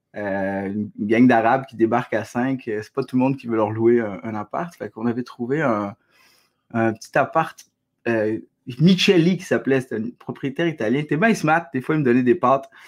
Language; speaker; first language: French; early bilingual, other home language; Arabic